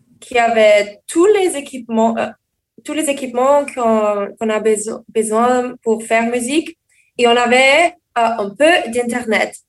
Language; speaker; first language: French; non-native, learner; German